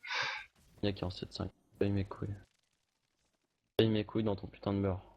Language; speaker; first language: French; native; French